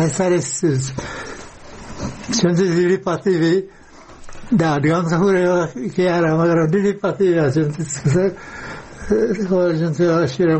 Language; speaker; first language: Georgian; non-native, fluent; Czech